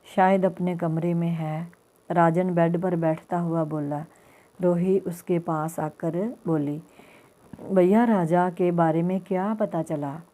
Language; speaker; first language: Hindi; non-native, local second language; Punjabi